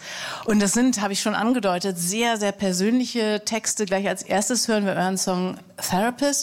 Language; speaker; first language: German; native; German